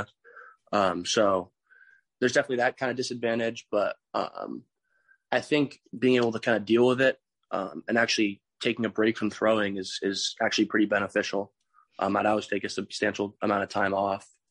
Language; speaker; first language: English; native; English